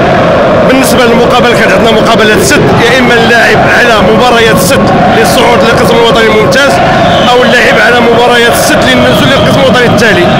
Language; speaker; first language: Arabic; native; Arabic